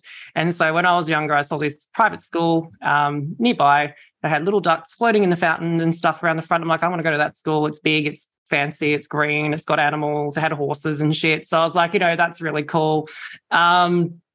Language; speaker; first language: English; native; English